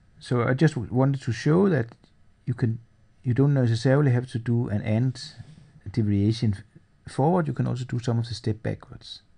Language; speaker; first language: English; non-native, fluent; Danish